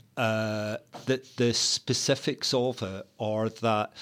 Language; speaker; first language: English; native; English